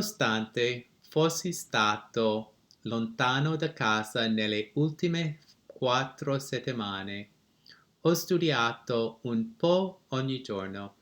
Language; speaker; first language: Italian; non-native, learner; English